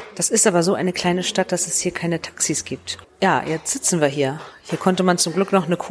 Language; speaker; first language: German; native; German